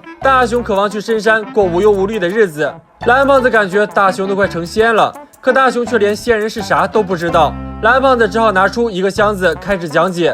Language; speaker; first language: Chinese; native; Chinese